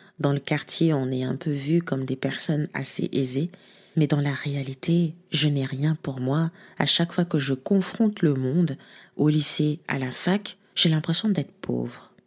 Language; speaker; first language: French; non-native, local second language; Lingala